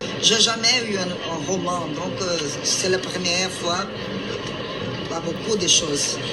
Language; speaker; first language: French; non-native, learner; Portuguese